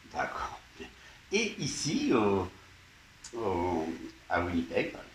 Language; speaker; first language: French; native; French